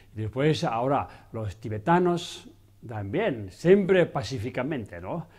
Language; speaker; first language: Spanish; non-native, learner; Chinese